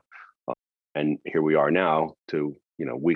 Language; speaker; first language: English; native; English